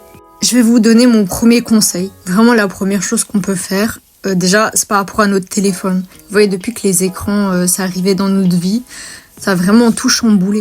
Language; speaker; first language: French; native; French